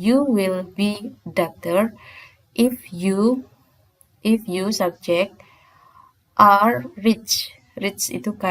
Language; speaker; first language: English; non-native, fluent; Indonesian